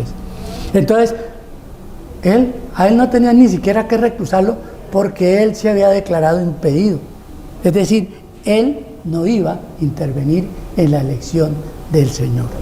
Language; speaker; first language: Spanish; native; Spanish